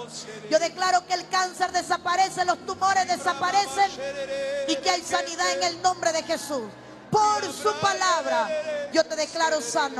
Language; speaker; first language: Spanish; native; Spanish